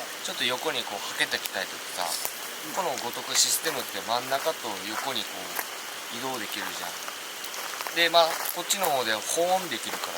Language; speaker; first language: Japanese; native; Japanese